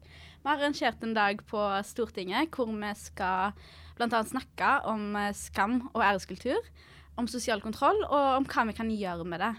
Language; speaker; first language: Norwegian; early bilingual, other home language; Arabic